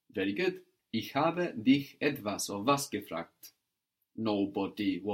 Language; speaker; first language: German; non-native, fluent; English